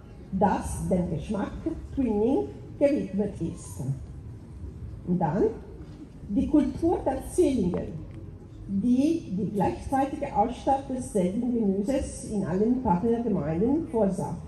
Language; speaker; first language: German; non-native, fluent; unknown